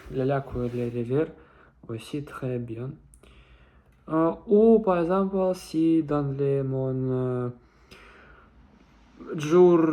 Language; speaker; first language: French; non-native, learner; Russian